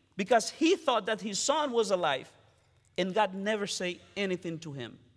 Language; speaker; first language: English; non-native, fluent; Spanish